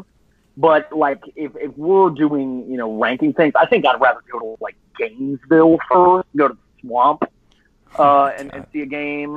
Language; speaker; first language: English; native; English